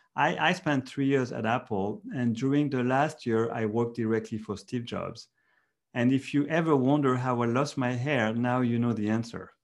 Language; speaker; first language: English; non-native, fluent; French